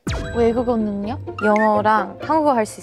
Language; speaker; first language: Korean; early bilingual, heritage; Korean